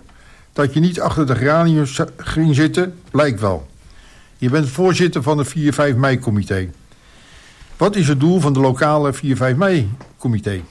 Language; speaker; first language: Dutch; native; Dutch